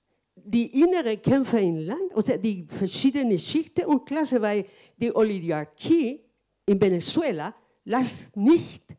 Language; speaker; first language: German; non-native, fluent; Spanish